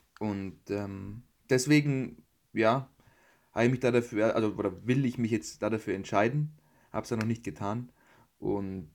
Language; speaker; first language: German; native; German